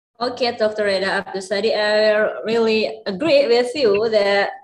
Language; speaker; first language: English; non-native, learner; Indonesian